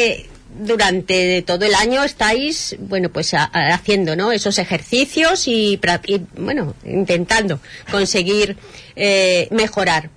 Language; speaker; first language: Spanish; native; Spanish